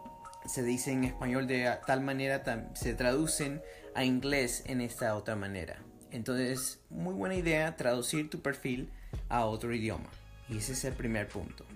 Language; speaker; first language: Spanish; early bilingual, heritage; Spanish